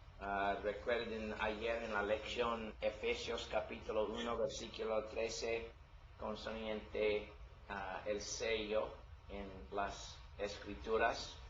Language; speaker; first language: Spanish; non-native, learner; English